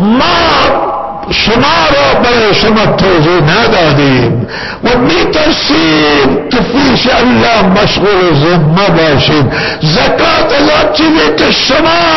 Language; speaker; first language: Persian; non-native, local second language; Baluchi